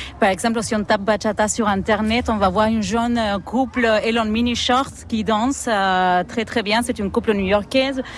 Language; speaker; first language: French; non-native, fluent; Spanish